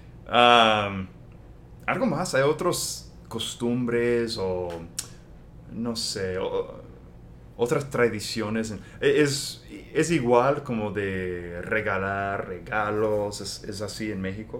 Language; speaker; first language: Spanish; non-native, fluent; English